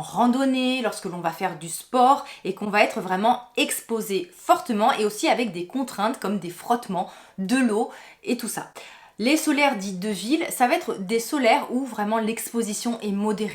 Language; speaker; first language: French; native; French